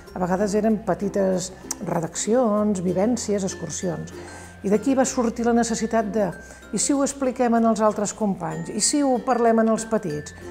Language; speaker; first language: Catalan; native; Catalan